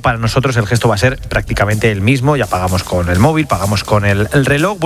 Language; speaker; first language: Spanish; native; Spanish